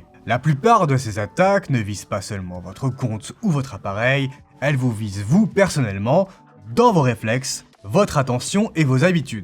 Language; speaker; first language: French; native; French